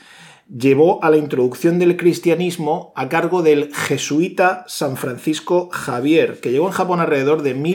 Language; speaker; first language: Spanish; native; Spanish